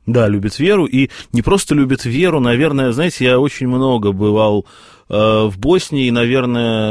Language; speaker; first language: Russian; native; Russian